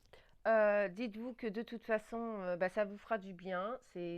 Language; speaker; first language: French; native; French